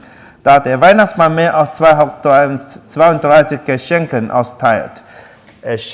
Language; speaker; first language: German; non-native, learner; Chinese